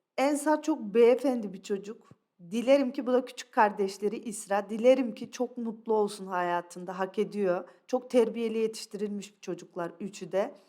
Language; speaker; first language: Turkish; early bilingual, other home language; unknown